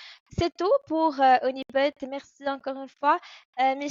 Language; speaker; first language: French; non-native, fluent; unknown